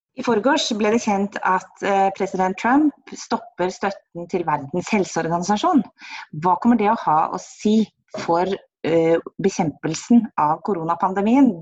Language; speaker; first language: Norwegian; native; Norwegian